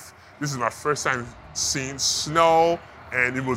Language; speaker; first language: English; non-native, local second language; Yoruba